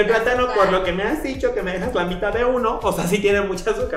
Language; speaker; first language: Spanish; native; Spanish